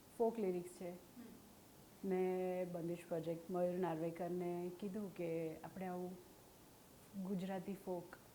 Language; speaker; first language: Gujarati; non-native, local second language; Hindi